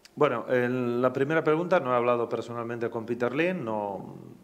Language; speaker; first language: Spanish; native; Spanish